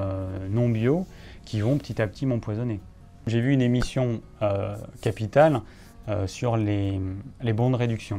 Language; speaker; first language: French; native; French